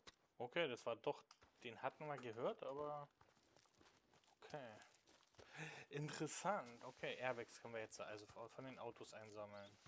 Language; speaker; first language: German; native; German